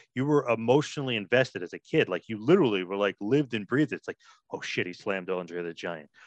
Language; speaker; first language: English; native; English